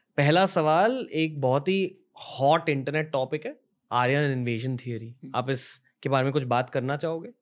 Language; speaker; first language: Hindi; native; Hindi